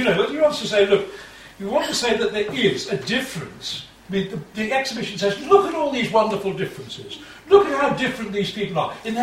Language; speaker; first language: English; native; English